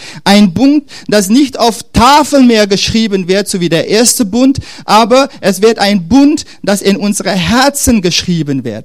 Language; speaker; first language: German; non-native, fluent; Dutch